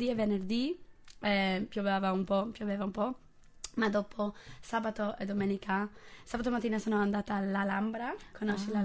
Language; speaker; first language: Italian; non-native, fluent; English